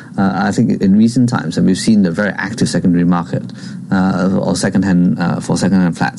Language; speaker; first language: English; non-native, local second language; Cantonese